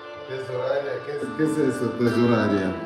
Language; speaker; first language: Spanish; non-native, learner; Portuguese